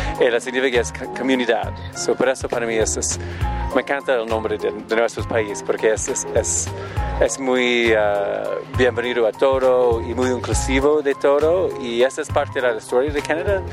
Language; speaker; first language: Spanish; non-native, learner; English